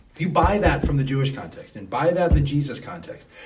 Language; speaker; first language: English; native; English